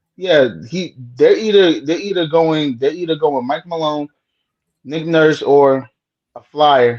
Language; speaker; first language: English; native; English